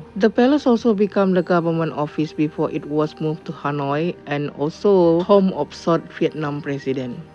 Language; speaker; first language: English; non-native, learner; Indonesian